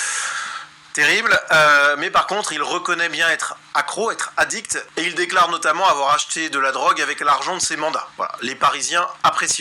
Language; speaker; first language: French; native; French